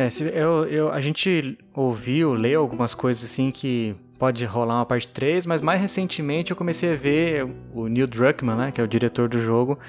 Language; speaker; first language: Portuguese; native; Portuguese